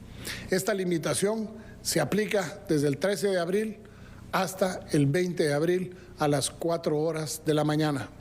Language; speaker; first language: Spanish; native; Spanish